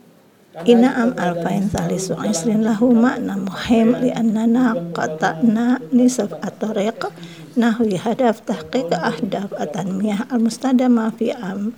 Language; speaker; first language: Arabic; non-native, fluent; Indonesian